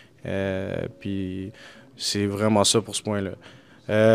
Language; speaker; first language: French; native; French